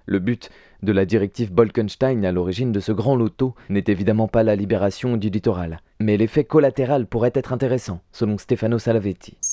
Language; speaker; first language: French; native; French